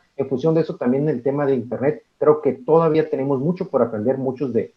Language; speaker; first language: Spanish; native; Spanish